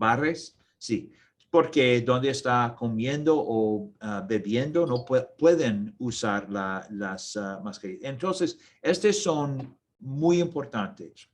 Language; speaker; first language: Spanish; non-native, learner; English